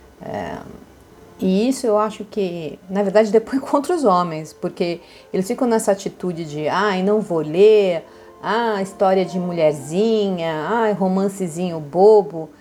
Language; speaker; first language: Portuguese; native; Portuguese